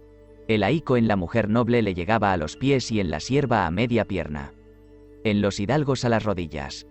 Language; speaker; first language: Spanish; native; Spanish